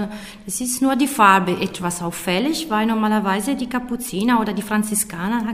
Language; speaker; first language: German; non-native, fluent; Italian